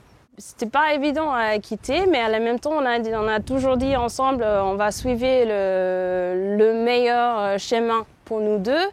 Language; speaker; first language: French; non-native, fluent; English